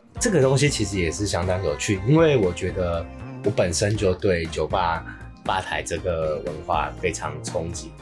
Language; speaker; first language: Chinese; native; Chinese